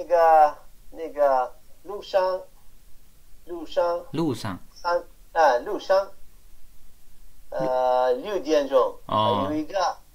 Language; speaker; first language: Chinese; non-native, learner; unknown